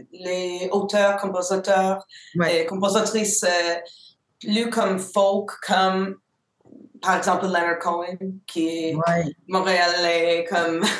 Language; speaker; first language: French; non-native, local second language; English